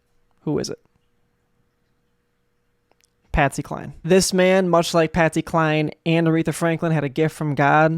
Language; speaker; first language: English; native; English